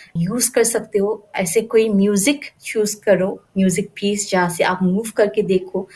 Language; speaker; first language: Hindi; non-native, local second language; Garo